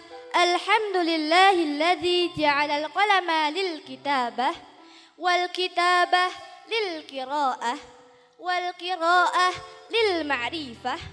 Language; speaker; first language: Arabic; non-native, learner; Indonesian